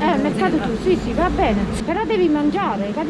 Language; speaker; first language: Italian; native; Italian